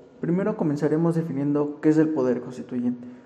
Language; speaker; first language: Spanish; native; Spanish